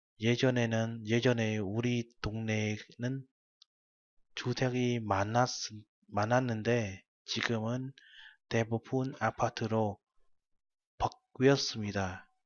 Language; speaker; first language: Korean; non-native, fluent; Vietnamese